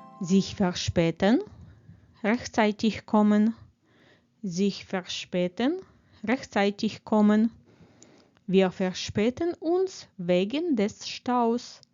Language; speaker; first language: German; non-native, fluent; Ukrainian